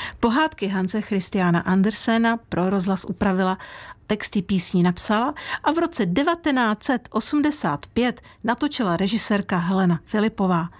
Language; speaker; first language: Czech; native; Czech